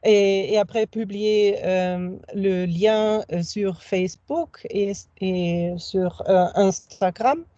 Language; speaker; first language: French; non-native, fluent; German